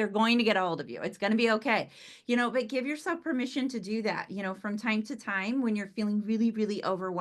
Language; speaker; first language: English; native; English